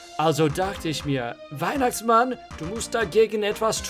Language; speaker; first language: German; non-native, learner; English